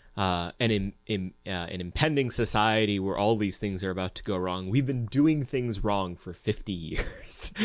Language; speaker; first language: English; native; English